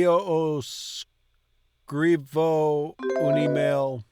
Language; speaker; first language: Italian; non-native, learner; English